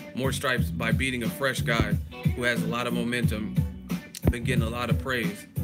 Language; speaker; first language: English; native; English